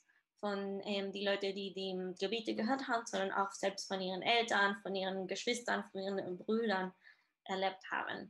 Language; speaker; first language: German; non-native, fluent; Spanish